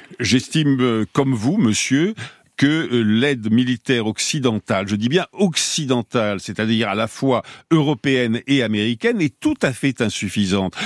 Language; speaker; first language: French; native; French